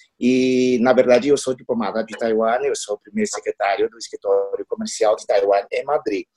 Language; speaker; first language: Portuguese; non-native, fluent; Chinese